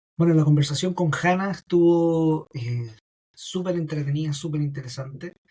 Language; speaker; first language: Spanish; native; Spanish